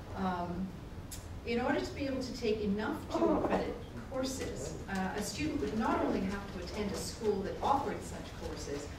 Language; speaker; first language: English; native; English